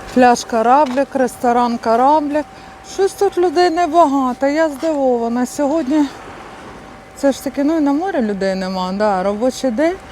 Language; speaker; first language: Ukrainian; native; Ukrainian